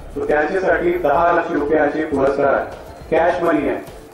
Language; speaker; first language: Marathi; non-native, local second language; Telugu